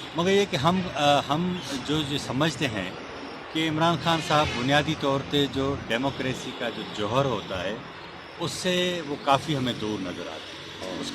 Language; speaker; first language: Urdu; non-native, local second language; Sindhi